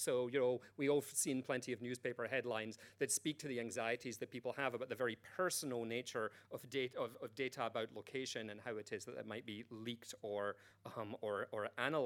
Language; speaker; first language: English; native; English